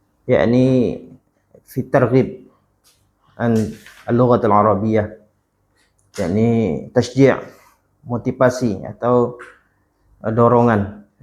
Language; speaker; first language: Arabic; non-native, fluent; Indonesian